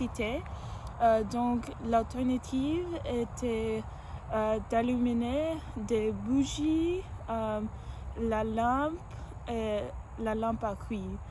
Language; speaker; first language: French; non-native, learner; English